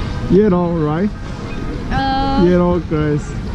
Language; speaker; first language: English; non-native, learner; Chinese